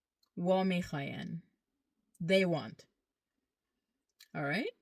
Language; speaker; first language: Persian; early bilingual, heritage; Persian